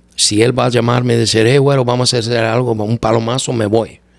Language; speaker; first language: Spanish; non-native, learner; English